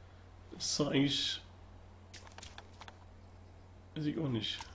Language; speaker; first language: German; native; German